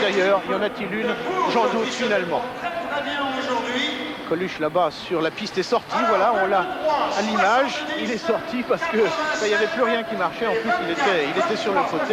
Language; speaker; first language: French; native; French